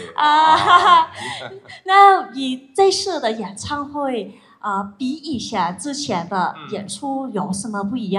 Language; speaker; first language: Chinese; non-native, fluent; Thai